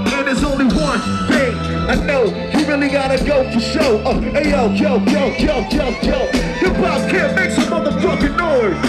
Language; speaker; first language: English; native; English